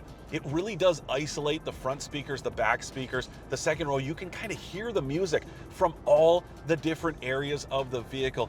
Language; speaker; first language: English; native; English